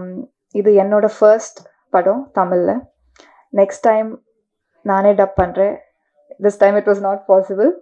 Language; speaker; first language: Tamil; non-native, learner; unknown